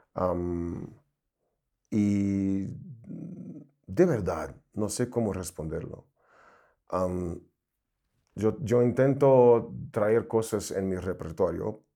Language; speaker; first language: Spanish; non-native, fluent; Portuguese